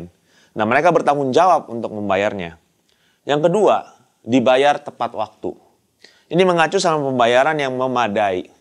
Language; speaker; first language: Indonesian; native; Indonesian